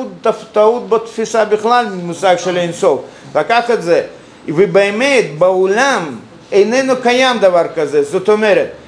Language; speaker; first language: Hebrew; non-native, fluent; Russian